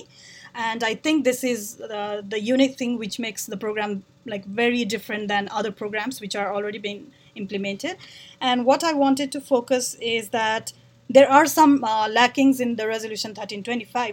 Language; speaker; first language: English; non-native, local second language; Nepali